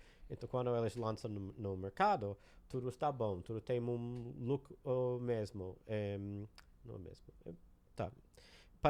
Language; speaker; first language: Portuguese; non-native, learner; English